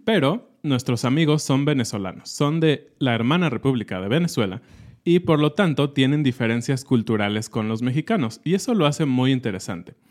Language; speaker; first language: Spanish; native; Spanish